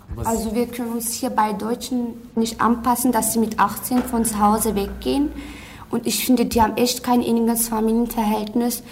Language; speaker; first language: German; early bilingual, other home language; Turkish